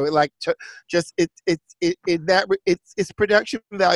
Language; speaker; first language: English; native; English